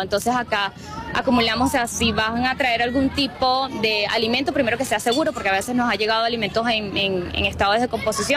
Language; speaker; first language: Spanish; native; Spanish